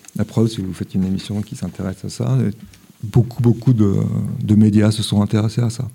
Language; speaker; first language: French; native; French